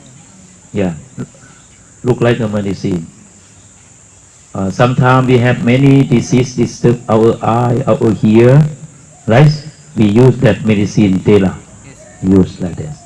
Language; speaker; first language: English; non-native, learner; Thai